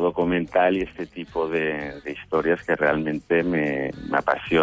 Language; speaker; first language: Spanish; native; Spanish